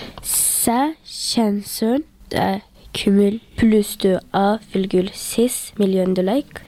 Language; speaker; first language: French; early bilingual, other home language; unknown